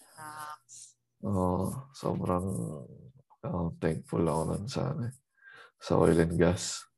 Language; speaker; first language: Filipino; native; Filipino